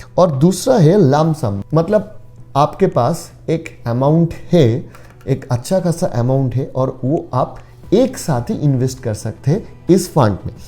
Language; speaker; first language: Hindi; non-native, local second language; Bangla